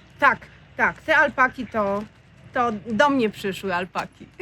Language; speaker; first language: Polish; native; Polish